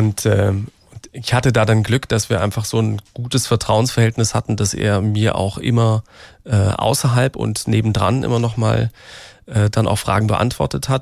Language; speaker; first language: German; native; German